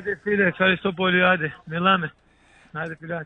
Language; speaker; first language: Greek; non-native, learner; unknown